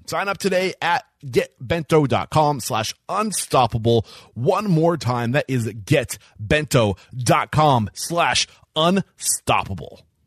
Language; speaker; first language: English; native; English